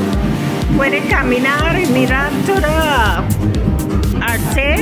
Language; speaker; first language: Spanish; non-native, learner; English